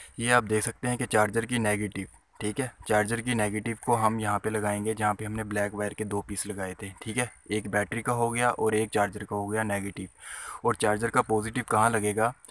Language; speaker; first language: Urdu; non-native, local second language; Punjabi